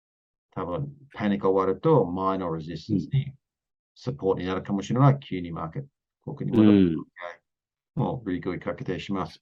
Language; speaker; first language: Japanese; non-native, learner; English